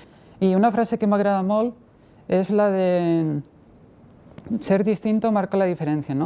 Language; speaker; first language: Catalan; native; Catalan